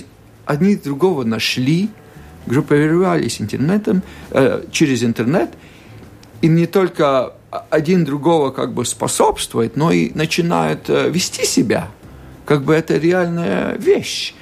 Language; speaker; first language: Russian; non-native, local second language; Latvian